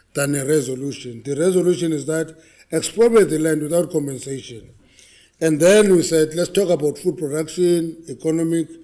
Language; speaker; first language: English; non-native, local second language; Xhosa